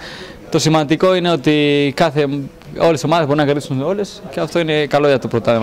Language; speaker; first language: Greek; non-native, fluent; Spanish